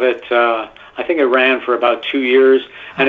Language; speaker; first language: English; non-native, fluent; Italian